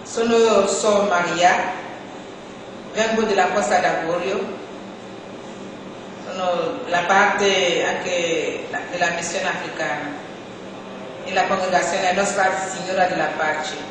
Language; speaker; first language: Italian; non-native, learner; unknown